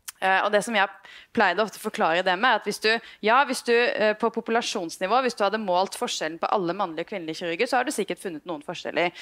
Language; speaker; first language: Norwegian; native; Norwegian